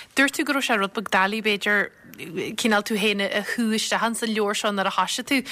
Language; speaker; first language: Irish; native; Irish